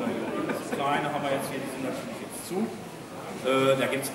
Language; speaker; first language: German; native; German